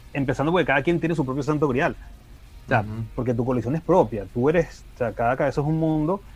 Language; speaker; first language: Spanish; native; Spanish